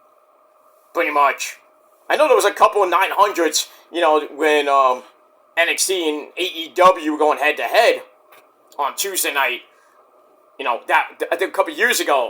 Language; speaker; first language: English; native; English